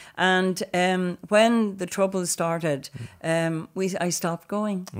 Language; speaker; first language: English; native; English